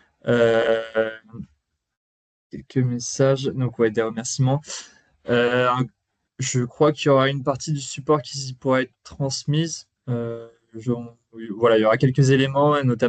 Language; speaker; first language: French; native; French